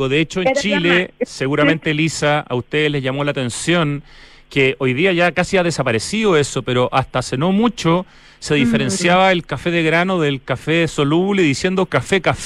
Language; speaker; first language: Spanish; native; Spanish